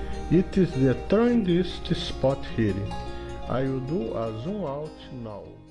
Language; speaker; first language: English; non-native, fluent; Portuguese